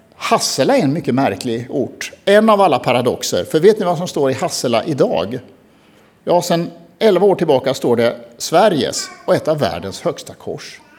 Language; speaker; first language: Swedish; native; Swedish